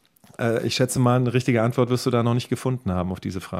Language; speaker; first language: German; native; German